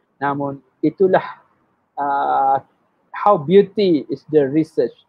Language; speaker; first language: English; non-native, local second language; Malay